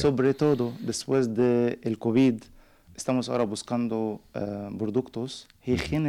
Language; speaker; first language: Spanish; non-native, learner; Arabic